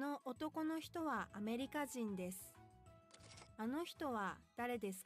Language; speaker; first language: Japanese; non-native, learner; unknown